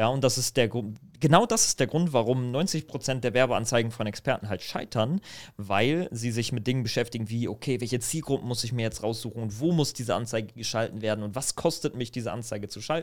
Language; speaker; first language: German; native; German